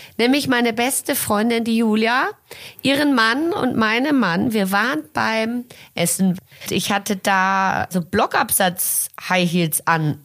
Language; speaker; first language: German; early bilingual, heritage; German